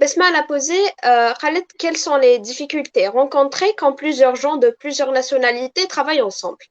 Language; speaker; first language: French; non-native, local second language; Arabic